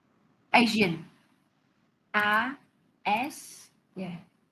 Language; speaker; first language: English; non-native, learner; Vietnamese